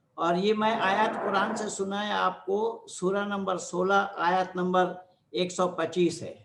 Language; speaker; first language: Hindi; non-native, local second language; Bangla